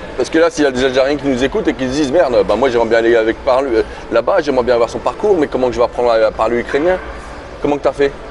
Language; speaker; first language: French; native; French